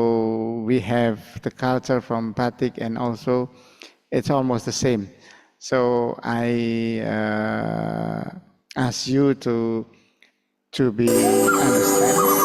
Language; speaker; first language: English; non-native, fluent; Indonesian